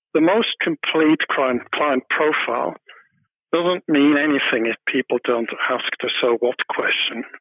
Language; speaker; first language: English; non-native, fluent; German